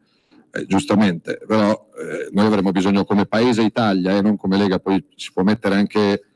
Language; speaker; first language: Italian; native; Italian